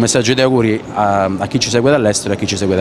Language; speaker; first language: Italian; native; Italian